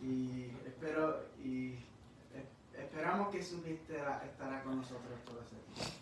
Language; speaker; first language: Spanish; early bilingual, heritage; English